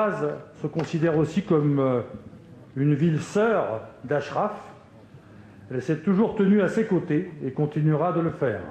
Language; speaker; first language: French; native; French